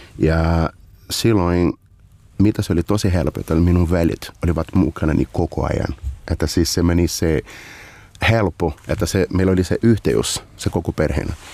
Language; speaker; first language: Finnish; non-native, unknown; Portuguese